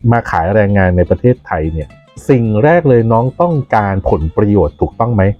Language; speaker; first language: Thai; native; Thai